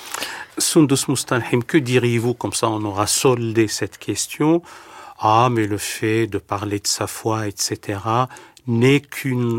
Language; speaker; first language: French; native; French